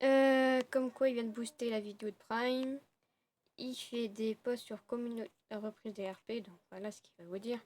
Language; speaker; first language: French; native; French